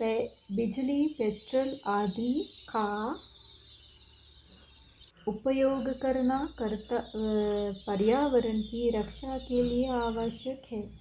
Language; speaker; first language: Hindi; non-native, fluent; Sinhala